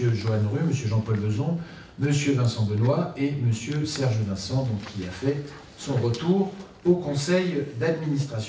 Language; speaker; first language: French; native; French